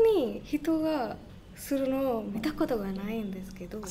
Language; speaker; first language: Japanese; non-native, learner; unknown